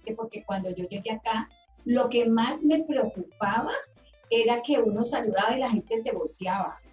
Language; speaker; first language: Spanish; native; Spanish